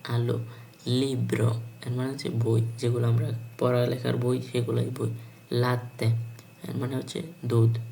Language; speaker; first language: Bangla; native; Bangla